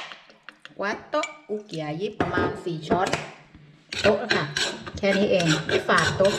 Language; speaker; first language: Italian; non-native, learner; Thai